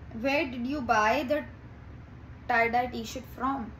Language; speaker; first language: Hindi; non-native, local second language; Gujarati